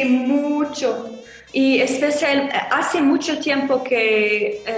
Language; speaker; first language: Spanish; non-native, learner; Arabic